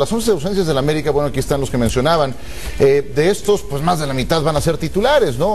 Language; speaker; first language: Spanish; native; Spanish